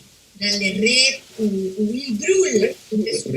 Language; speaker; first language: French; non-native, fluent; Spanish